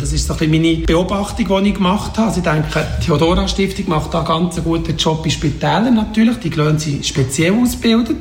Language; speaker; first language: German; native; German